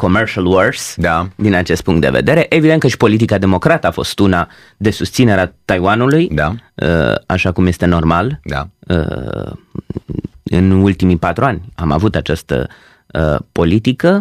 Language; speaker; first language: Romanian; native; Romanian